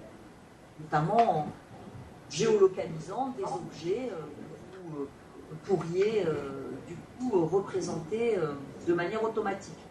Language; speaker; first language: French; native; French